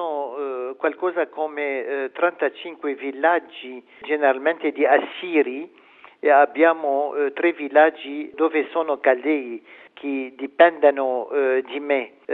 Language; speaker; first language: Italian; non-native, fluent; Arabic